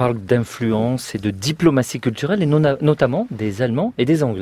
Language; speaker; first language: French; native; French